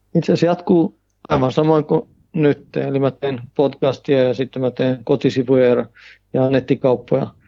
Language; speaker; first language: Finnish; early bilingual, heritage; Finnish